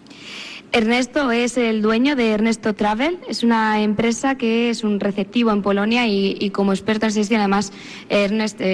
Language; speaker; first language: Spanish; native; Spanish